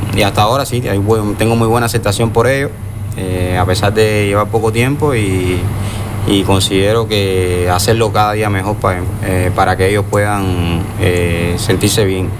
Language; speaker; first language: Spanish; native; Spanish